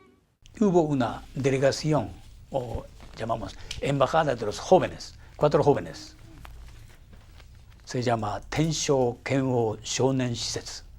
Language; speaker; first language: Spanish; non-native, fluent; Japanese